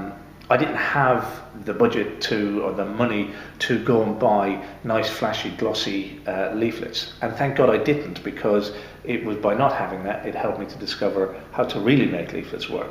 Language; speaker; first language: English; native; English